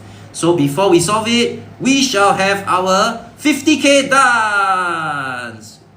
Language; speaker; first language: English; non-native, local second language; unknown